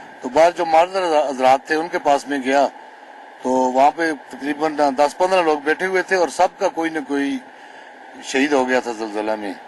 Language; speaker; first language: Urdu; non-native, local second language; Northern Hindko